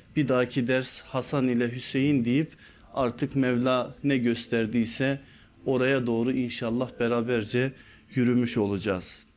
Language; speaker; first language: Turkish; native; Turkish